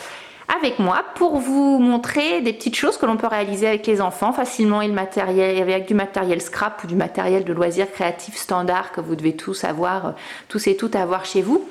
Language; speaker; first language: French; native; French